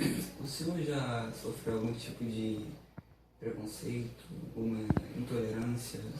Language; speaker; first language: Portuguese; native; Portuguese